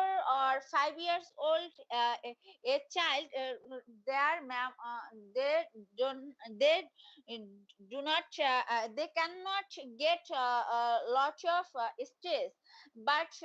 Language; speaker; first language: English; non-native, learner; Bangla